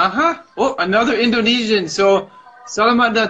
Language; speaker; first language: Indonesian; non-native, learner; English